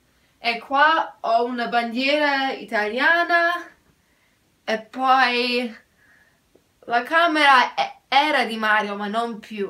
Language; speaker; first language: Italian; early bilingual, heritage; Italian